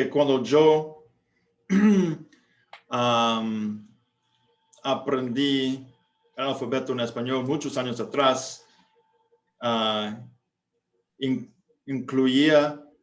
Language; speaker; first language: Spanish; non-native, fluent; English